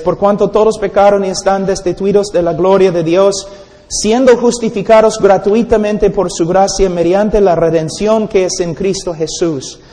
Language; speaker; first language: Spanish; non-native, fluent; English